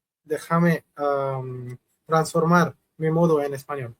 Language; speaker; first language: Spanish; non-native, learner; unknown